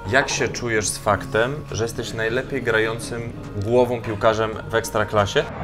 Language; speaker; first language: Polish; native; Polish